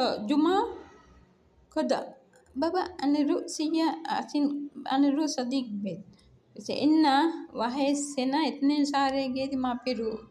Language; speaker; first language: Arabic; non-native, learner; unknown